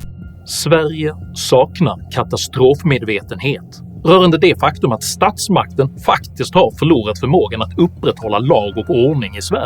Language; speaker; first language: Swedish; native; Swedish